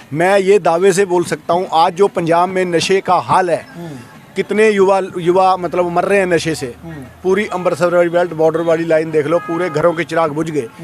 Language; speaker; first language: Hindi; non-native, local second language; Punjabi